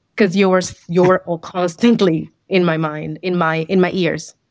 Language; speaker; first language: English; non-native, fluent; Spanish